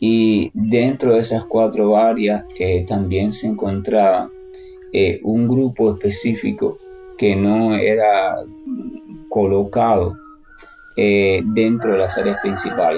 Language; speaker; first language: Spanish; native; Spanish